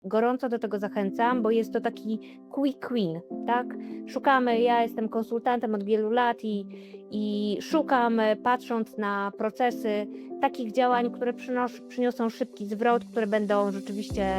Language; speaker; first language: Polish; native; Polish